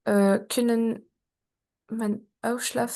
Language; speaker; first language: German; non-native, learner; French